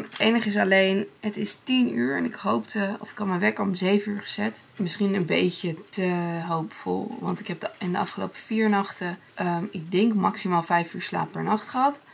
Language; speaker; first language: Dutch; early bilingual, other home language; Armenian